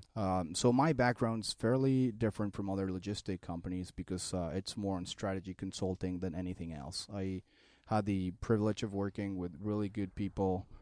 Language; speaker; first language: English; non-native, fluent; Spanish